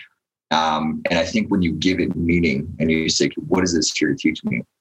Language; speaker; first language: English; native; English